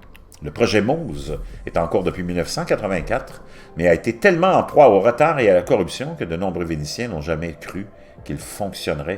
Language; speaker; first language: French; native; French